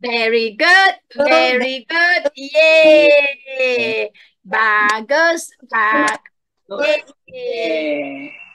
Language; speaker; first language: English; non-native, local second language; Chinese